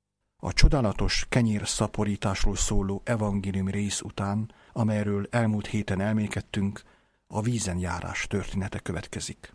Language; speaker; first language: Hungarian; native; Hungarian